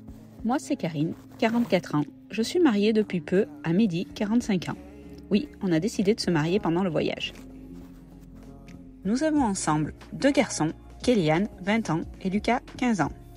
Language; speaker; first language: French; native; French